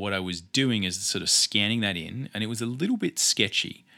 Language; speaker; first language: English; native; English